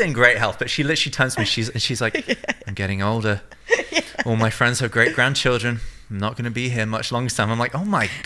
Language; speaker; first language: English; native; English